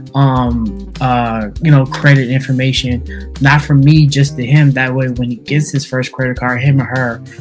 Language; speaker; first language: English; native; English